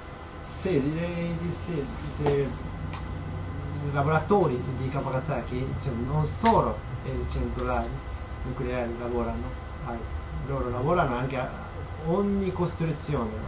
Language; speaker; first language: Italian; non-native, learner; Japanese